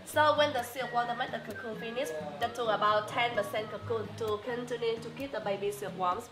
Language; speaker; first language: English; non-native, fluent; Vietnamese